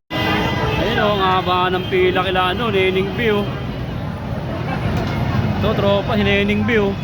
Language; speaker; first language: Filipino; native; Filipino